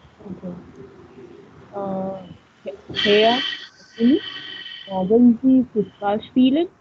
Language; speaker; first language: German; non-native, learner; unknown